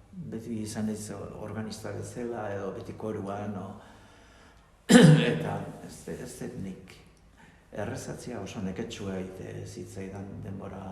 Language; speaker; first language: Basque; native; Basque